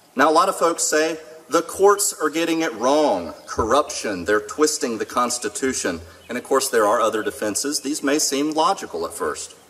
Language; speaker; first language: English; native; English